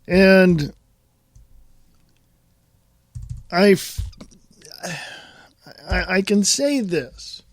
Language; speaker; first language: English; native; English